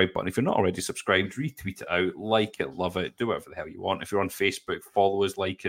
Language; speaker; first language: English; native; English